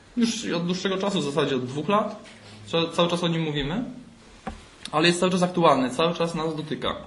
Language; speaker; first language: Polish; native; Polish